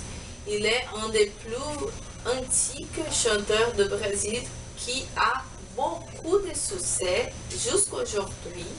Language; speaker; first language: French; non-native, learner; Portuguese